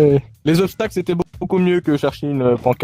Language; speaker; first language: French; native; French